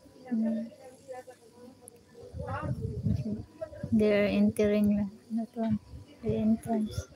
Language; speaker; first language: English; non-native, learner; Filipino